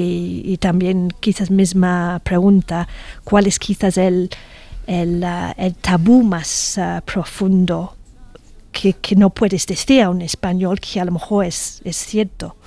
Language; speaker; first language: Spanish; non-native, fluent; English